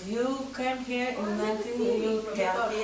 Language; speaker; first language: English; non-native, learner; Polish